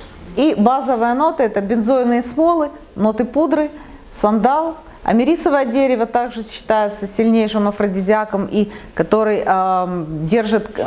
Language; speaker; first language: Russian; native; Russian